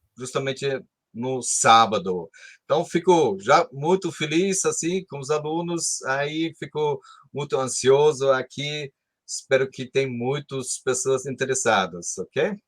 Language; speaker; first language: Portuguese; non-native, fluent; German